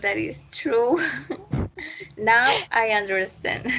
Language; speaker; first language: English; non-native, learner; Spanish